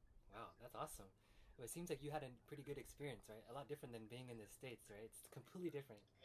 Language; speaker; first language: English; early bilingual, other home language; Chinese